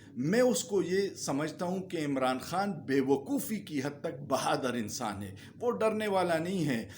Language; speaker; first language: Urdu; non-native, local second language; Pashto